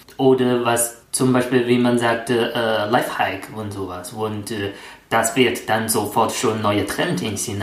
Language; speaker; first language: German; non-native, fluent; Chinese